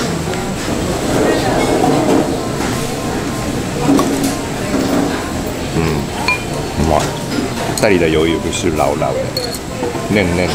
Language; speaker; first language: Chinese; non-native, fluent; Japanese